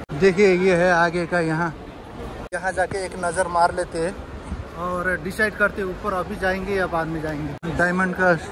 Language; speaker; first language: Hindi; native; Hindi